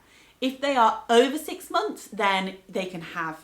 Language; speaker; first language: English; native; English